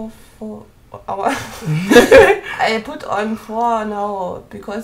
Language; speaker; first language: English; non-native, learner; German